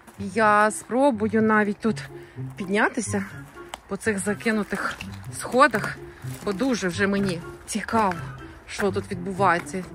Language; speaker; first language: Ukrainian; native; Ukrainian